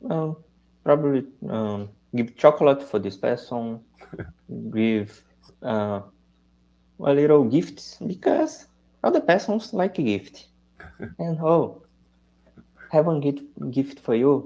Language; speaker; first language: English; non-native, learner; Portuguese